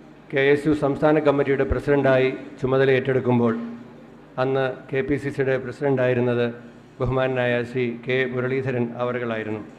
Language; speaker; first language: Malayalam; native; Malayalam